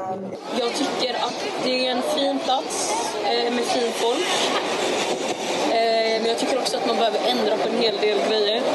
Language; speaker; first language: Swedish; early bilingual, other home language; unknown